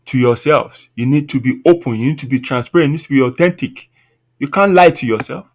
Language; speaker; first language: English; non-native, local second language; Yoruba